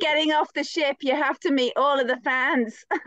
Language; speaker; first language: English; native; English